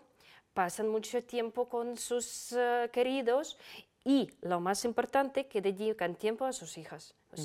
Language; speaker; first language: Spanish; non-native, fluent; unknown